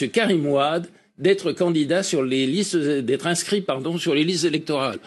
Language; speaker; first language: French; native; French